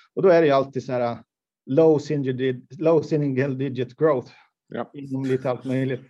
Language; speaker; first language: Swedish; native; Swedish